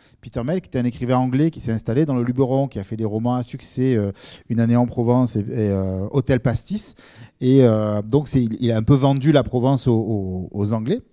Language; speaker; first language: French; native; French